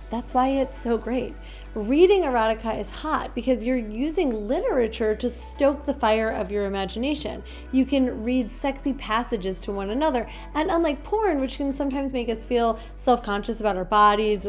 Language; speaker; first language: English; native; English